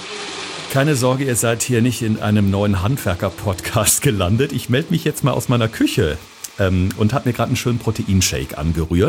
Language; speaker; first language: German; native; German